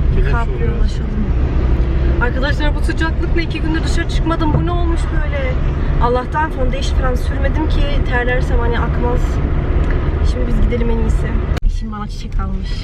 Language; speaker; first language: Turkish; early bilingual, heritage; Turkish